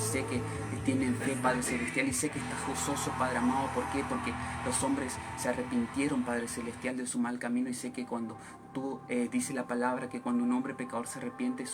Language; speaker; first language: Spanish; native; Spanish